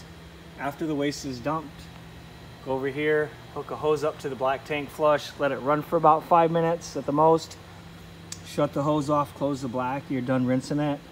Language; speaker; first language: English; native; English